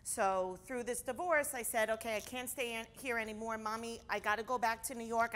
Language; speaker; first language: English; native; English